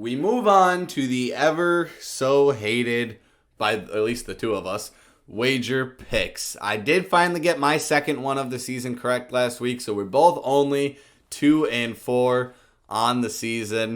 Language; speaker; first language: English; native; English